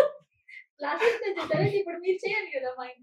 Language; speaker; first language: Telugu; native; Telugu